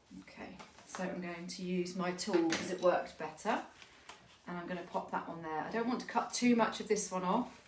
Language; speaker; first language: English; native; English